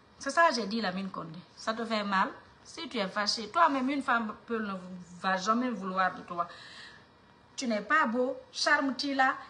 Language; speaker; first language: French; non-native, local second language; Mandingo